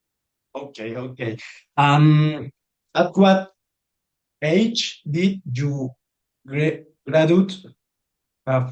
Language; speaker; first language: English; non-native, learner; Spanish